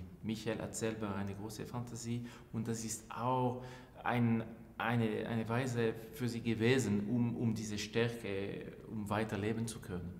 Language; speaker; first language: German; non-native, local second language; French